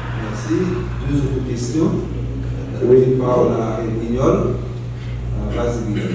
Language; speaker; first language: French; non-native, local second language; Haitian Creole